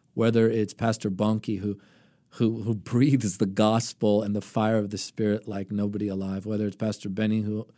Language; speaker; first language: English; early bilingual, other home language; Greek